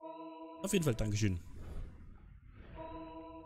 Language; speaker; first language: German; native; German